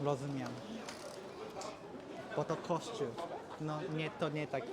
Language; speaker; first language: Polish; non-native, learner; Japanese